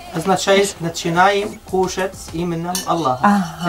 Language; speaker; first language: Ukrainian; non-native, learner; Arabic